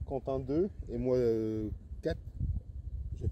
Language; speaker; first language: French; native; French